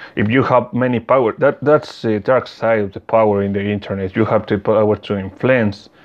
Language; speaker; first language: English; non-native, learner; Spanish